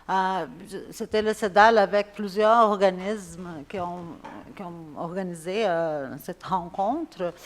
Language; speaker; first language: French; non-native, fluent; Spanish